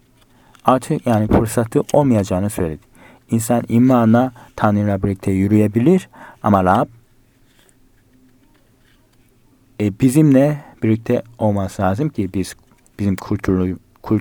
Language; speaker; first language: Turkish; non-native, fluent; Korean